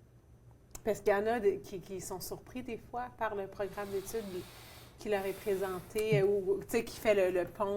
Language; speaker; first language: French; native; French